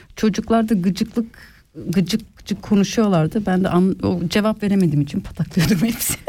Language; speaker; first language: Turkish; early bilingual, heritage; Turkish